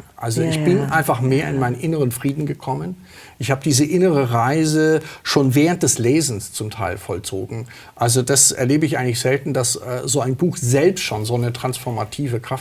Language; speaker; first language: German; native; German